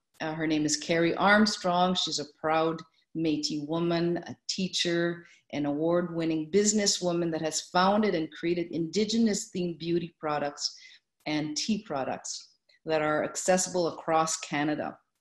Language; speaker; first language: English; native; English